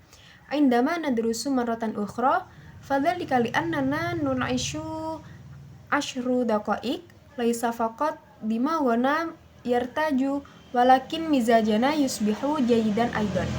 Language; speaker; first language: Arabic; non-native, learner; Indonesian